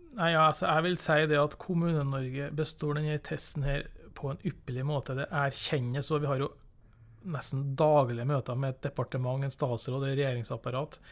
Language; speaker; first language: Norwegian; native; Norwegian